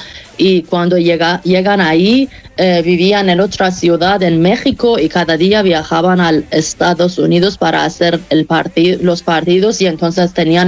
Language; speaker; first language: Spanish; non-native, fluent; Persian